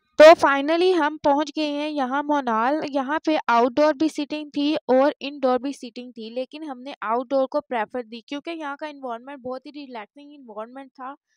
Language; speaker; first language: Urdu; non-native, local second language; Punjabi